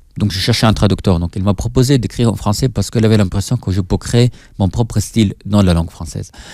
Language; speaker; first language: French; non-native, fluent; Arabic